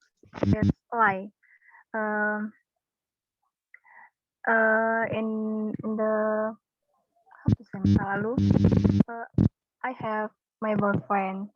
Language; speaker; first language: English; non-native, learner; Indonesian